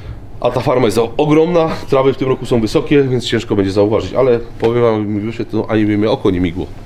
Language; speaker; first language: Polish; native; Polish